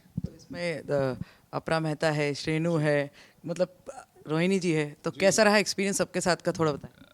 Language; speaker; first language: Hindi; native; Hindi